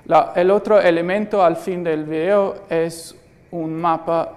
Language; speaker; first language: Spanish; non-native, fluent; English